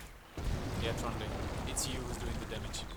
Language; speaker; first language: English; non-native, fluent; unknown